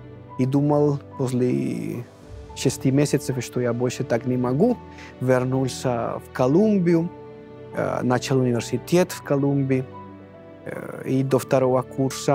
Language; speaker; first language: Russian; non-native, fluent; Spanish